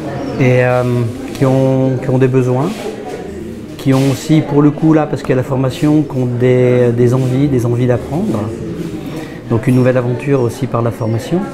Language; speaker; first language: French; native; French